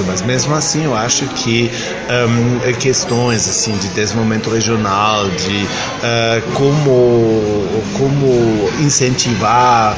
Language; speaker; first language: Portuguese; non-native, fluent; German